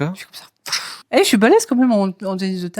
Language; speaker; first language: French; native; French